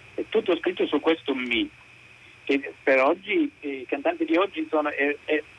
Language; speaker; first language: Italian; non-native, fluent; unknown